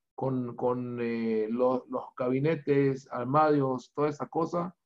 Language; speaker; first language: Spanish; non-native, fluent; Hebrew